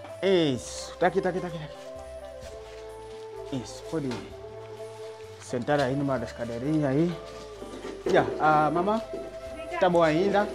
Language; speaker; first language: Portuguese; non-native, learner; Vietnamese